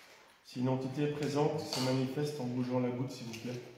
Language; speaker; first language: French; native; French